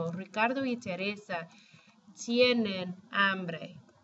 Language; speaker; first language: Spanish; non-native, fluent; English